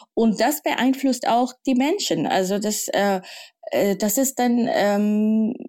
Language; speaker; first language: German; non-native, fluent; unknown